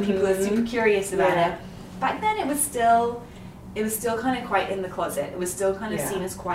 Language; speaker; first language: English; native; English